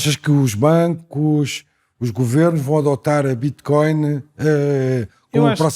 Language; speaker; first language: Portuguese; native; Portuguese